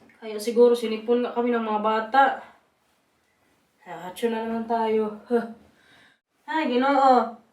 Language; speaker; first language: Filipino; non-native, local second language; Waray